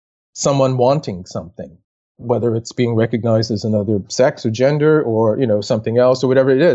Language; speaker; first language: English; native; English